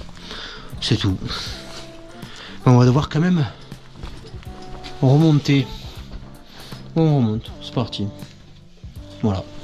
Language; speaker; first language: French; native; French